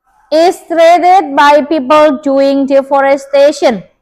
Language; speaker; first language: English; non-native, learner; Indonesian